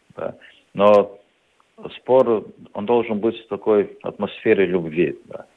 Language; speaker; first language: Russian; non-native, local second language; Latvian